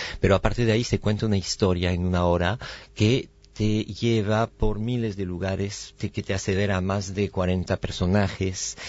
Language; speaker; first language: Spanish; non-native, fluent; French